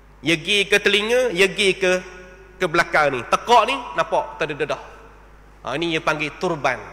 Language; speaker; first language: Malay; native; Malay